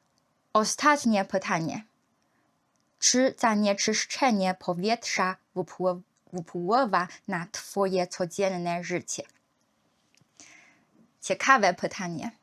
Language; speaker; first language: Polish; non-native, learner; Chinese